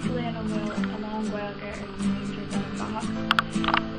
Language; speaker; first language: Irish; non-native, local second language; English